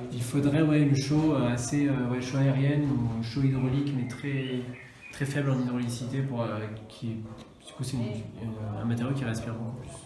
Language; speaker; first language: French; native; French